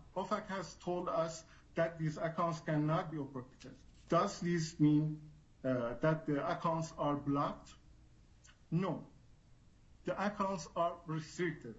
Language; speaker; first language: English; non-native, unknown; Persian